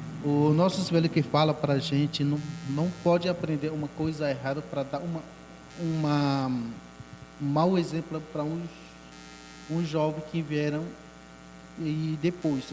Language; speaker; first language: Portuguese; non-native, local second language; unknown